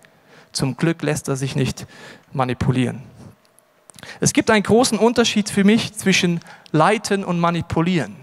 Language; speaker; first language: German; native; German